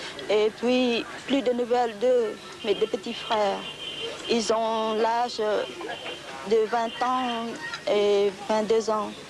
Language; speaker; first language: French; non-native, local second language; Khmer